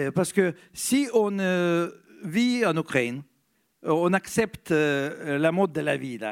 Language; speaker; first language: French; non-native, fluent; Russian